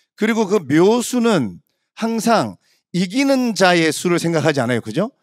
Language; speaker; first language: Korean; native; Korean